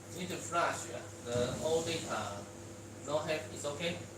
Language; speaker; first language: English; non-native, learner; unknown